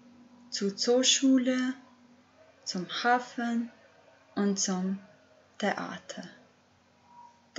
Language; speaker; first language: German; non-native, learner; Albanian